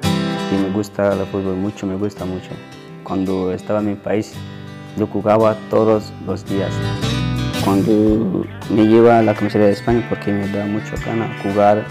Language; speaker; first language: Spanish; non-native, learner; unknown